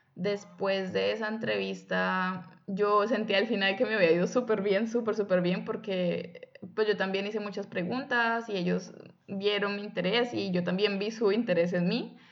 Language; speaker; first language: Spanish; native; Spanish